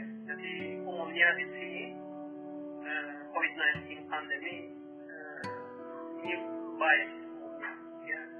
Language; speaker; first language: Indonesian; non-native, learner; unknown